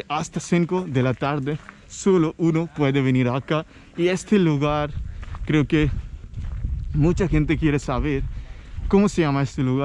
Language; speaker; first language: Spanish; non-native, fluent; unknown